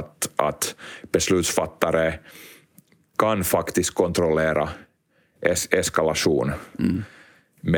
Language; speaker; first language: Swedish; non-native, local second language; Finnish